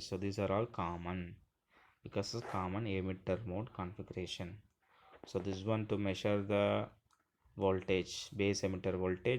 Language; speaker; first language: English; non-native, local second language; Tamil